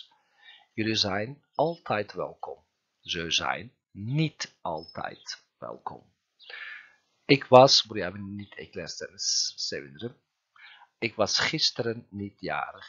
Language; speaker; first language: Dutch; non-native, fluent; Turkish